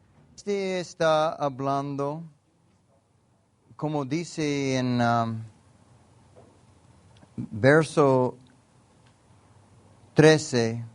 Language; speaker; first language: Spanish; non-native, learner; English